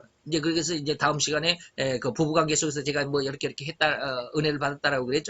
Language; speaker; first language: Korean; native; Korean